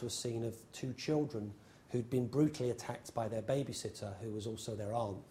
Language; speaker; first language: English; native; English